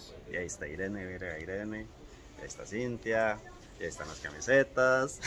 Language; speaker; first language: Spanish; native; Spanish